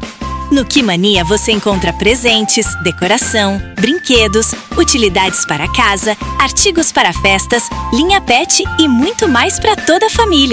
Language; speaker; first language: Portuguese; native; Portuguese